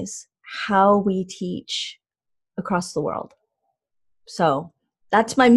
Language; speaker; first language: English; native; English